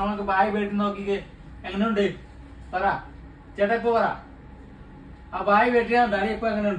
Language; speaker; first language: Malayalam; non-native, learner; Hindi